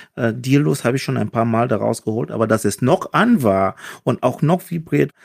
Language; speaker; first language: German; non-native, fluent; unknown